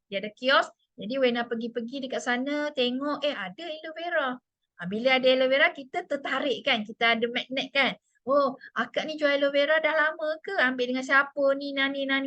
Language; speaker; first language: Malay; non-native, local second language; Chinese